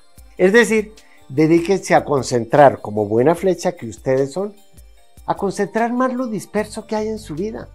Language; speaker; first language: Spanish; native; Spanish